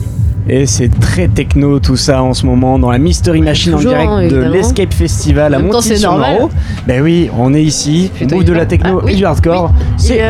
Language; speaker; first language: French; native; French